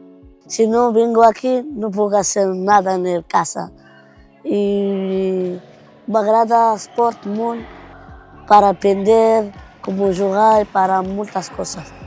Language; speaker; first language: Spanish; non-native, learner; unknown